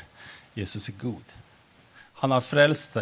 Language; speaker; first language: Swedish; non-native, fluent; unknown